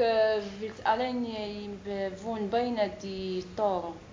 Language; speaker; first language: Dutch; non-native, learner; Arabic